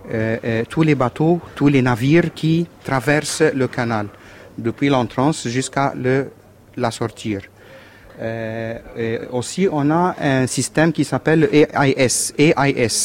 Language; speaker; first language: French; non-native, learner; Arabic